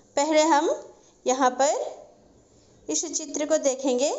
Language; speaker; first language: Hindi; non-native, local second language; Telugu